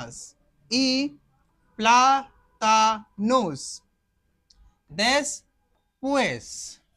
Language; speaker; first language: Spanish; non-native, fluent; Hindi